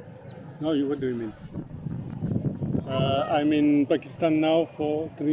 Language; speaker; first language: English; non-native, learner; French